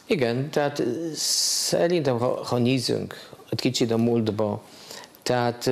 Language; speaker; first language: Hungarian; non-native, fluent; Polish